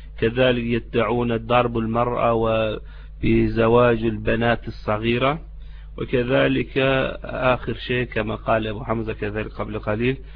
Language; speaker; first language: Arabic; non-native, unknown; Turkish